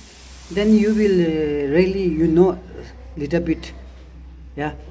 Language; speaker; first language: English; non-native, learner; Tibetan